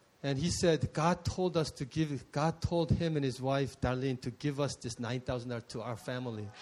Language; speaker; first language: English; early bilingual, other home language; Korean